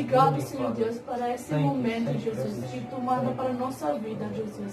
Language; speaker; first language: Portuguese; non-native, learner; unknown